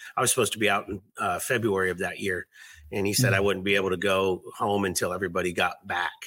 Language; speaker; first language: English; native; English